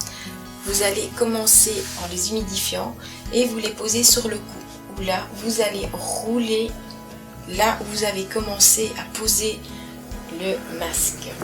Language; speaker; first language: French; native; French